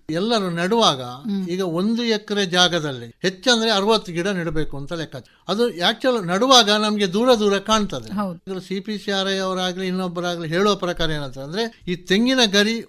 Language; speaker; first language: Kannada; non-native, local second language; Tulu